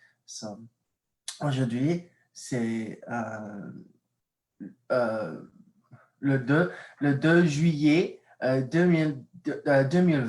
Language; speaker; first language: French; non-native, fluent; English